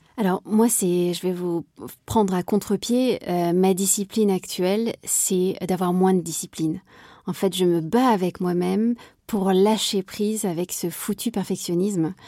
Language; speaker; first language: French; native; French